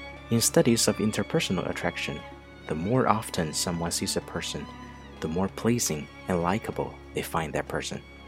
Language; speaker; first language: English; non-native, fluent; Chinese